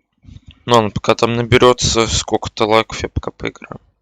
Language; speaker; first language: Russian; native; Russian